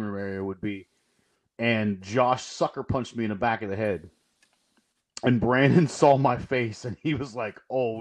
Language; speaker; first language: English; native; English